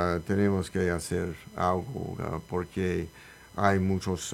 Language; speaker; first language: Spanish; non-native, learner; English